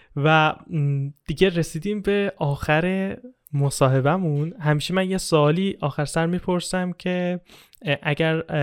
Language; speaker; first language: Persian; native; Persian